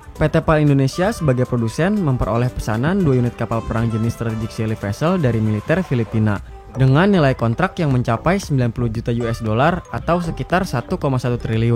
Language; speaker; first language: Indonesian; native; Indonesian